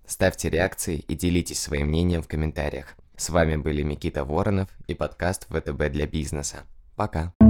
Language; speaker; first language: Russian; native; Russian